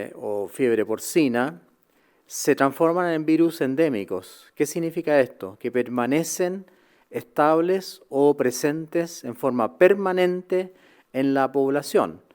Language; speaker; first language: Spanish; native; Spanish